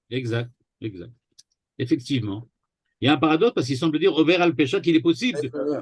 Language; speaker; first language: French; native; French